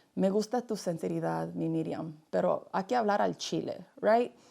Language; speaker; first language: Spanish; early bilingual, heritage; Spanish